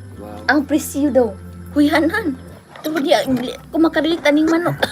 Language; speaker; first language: Filipino; non-native, local second language; Cebuano